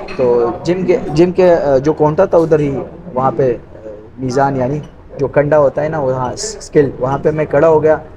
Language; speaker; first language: Urdu; non-native, local second language; Pashto